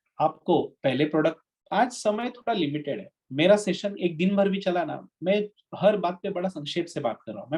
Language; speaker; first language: Hindi; non-native, local second language; Marathi